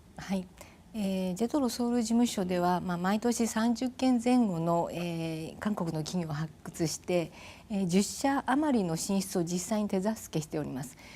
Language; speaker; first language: Japanese; native; Japanese